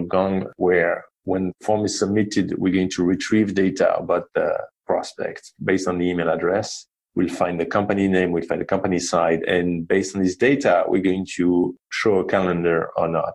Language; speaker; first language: English; non-native, fluent; French